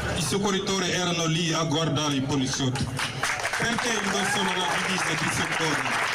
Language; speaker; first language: Italian; non-native, fluent; Wolof